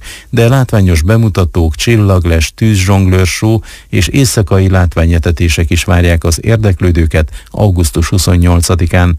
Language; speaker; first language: Hungarian; native; Hungarian